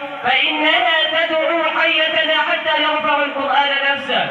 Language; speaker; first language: Arabic; non-native, learner; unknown